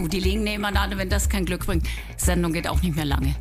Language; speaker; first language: German; native; German